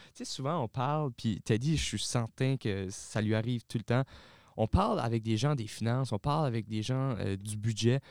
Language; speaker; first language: French; native; French